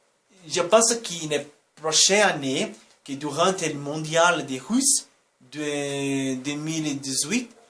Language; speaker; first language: French; non-native, learner; Portuguese